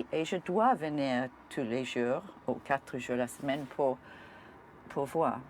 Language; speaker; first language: French; non-native, learner; English